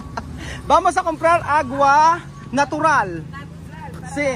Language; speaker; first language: Spanish; non-native, learner; Filipino